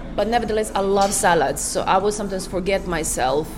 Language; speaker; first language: English; non-native, fluent; Croatian